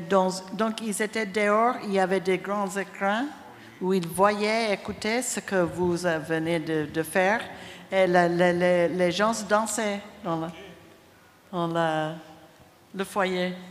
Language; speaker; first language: French; non-native, fluent; English